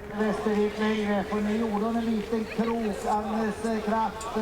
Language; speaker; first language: Swedish; native; Swedish